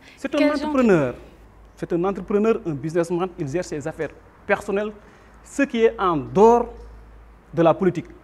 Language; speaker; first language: French; non-native, local second language; Wolof